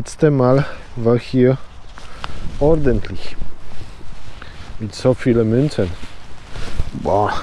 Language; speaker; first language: German; non-native, learner; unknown